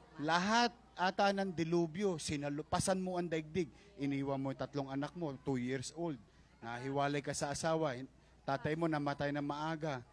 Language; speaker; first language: Filipino; native; Filipino